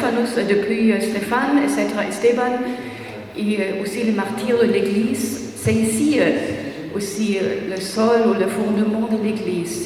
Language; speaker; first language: French; non-native, fluent; German